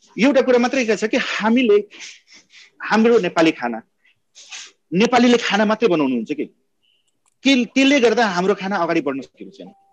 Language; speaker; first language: Nepali; non-native, local second language; Maithili